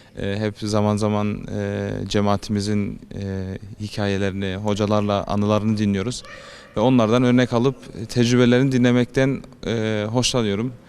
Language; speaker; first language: Turkish; early bilingual, heritage; Turkish